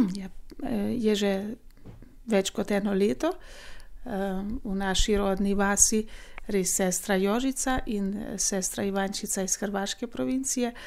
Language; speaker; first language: Slovenian; non-native, fluent; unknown